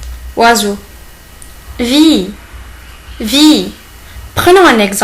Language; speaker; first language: French; non-native, local second language; Arabic